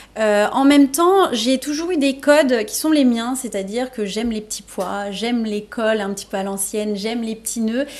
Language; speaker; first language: French; native; French